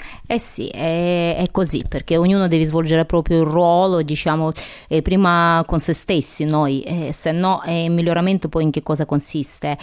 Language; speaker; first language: Italian; non-native, fluent; Ukrainian